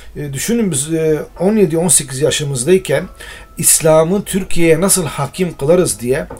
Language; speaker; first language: Turkish; non-native, local second language; Arabic